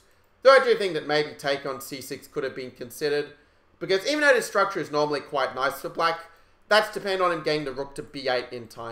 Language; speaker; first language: English; native; English